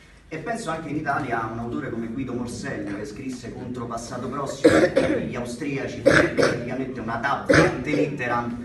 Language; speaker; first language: Italian; native; Italian